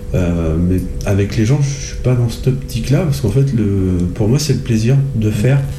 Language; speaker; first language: French; native; French